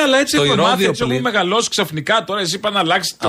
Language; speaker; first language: Greek; native; Greek